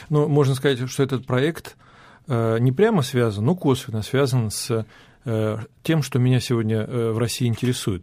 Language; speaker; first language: Russian; native; Russian